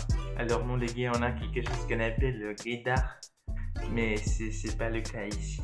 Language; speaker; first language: French; non-native, learner; Spanish